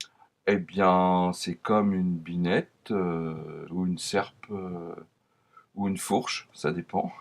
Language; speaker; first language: French; native; French